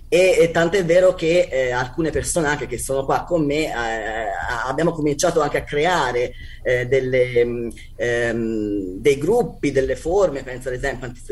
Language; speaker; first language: Italian; native; Italian